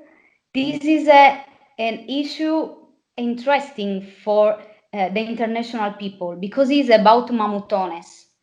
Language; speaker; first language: English; non-native, fluent; Italian